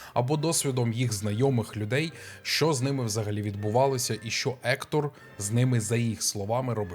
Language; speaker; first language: Ukrainian; native; Ukrainian